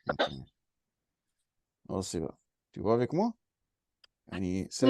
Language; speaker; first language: French; non-native, fluent; Arabic